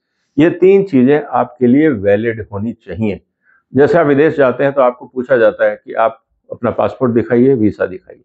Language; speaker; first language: Hindi; native; Hindi